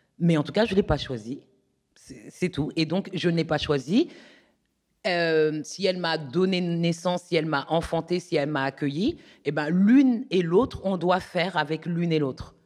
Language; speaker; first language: French; native; French